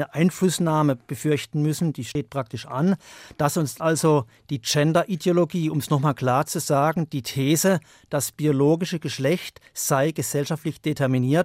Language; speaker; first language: German; native; German